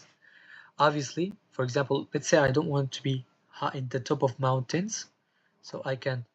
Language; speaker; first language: English; non-native, fluent; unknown